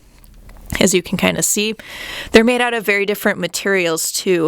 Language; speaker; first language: English; native; English